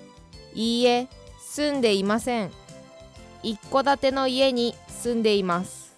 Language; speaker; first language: Japanese; non-native, learner; English